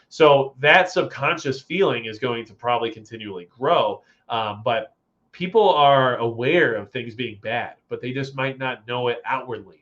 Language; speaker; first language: English; native; English